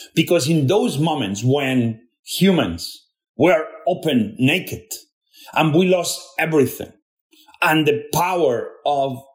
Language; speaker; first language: English; non-native, fluent; Spanish